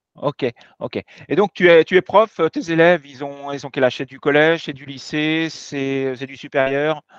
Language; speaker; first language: French; native; French